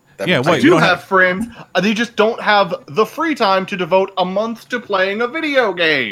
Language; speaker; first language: English; native; English